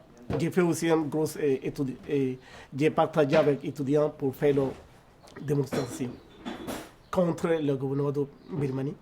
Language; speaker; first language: French; non-native, learner; Rohingya